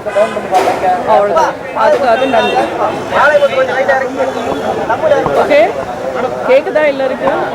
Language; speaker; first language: Tamil; non-native, local second language; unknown